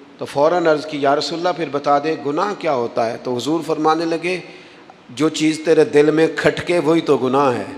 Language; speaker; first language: Urdu; non-native, local second language; Punjabi